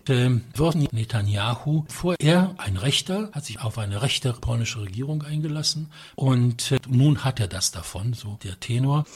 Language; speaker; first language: German; non-native, fluent; Polish